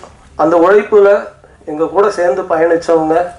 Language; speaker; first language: Tamil; native; Tamil